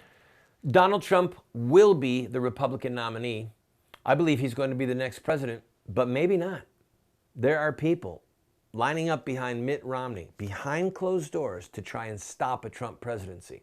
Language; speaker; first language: English; native; English